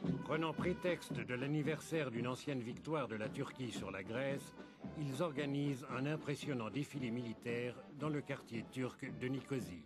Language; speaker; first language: French; native; French